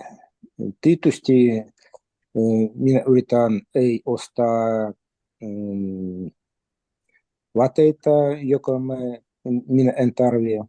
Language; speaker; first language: Finnish; non-native, learner; Russian